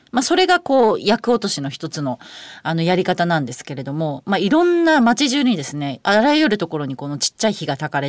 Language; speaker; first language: Japanese; native; Japanese